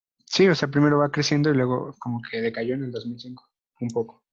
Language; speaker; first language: Spanish; native; Spanish